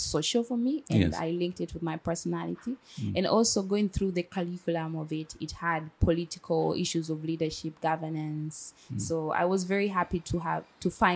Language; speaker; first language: English; non-native, local second language; Swahili